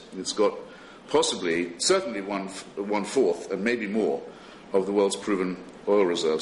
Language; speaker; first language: English; native; English